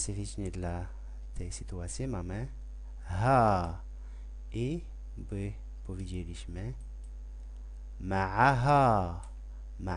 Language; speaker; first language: Polish; non-native, fluent; Arabic